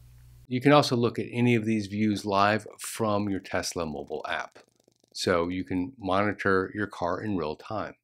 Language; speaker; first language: English; native; English